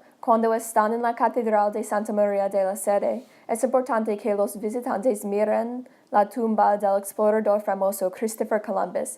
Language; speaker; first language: Spanish; non-native, learner; English